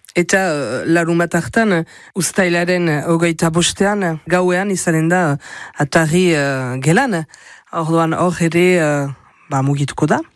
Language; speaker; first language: Basque; native; Basque